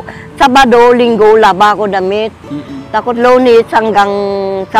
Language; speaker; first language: Filipino; non-native, learner; Vietnamese